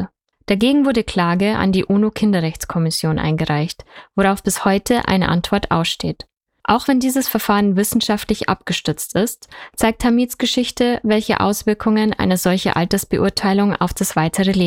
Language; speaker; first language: German; native; German